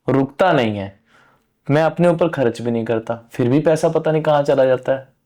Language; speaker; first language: Hindi; non-native, local second language; Punjabi